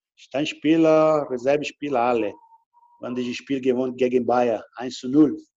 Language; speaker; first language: German; non-native, learner; Portuguese